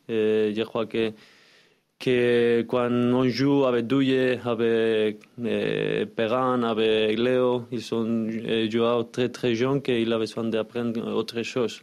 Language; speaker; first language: French; non-native, learner; Spanish